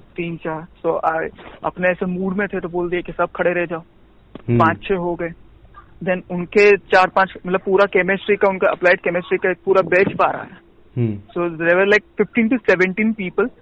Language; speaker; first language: Hindi; non-native, local second language; Gujarati